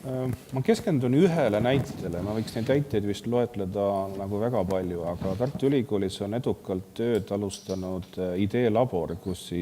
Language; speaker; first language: Estonian; native; Estonian